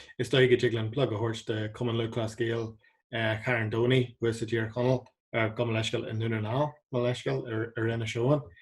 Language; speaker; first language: Irish; non-native, local second language; English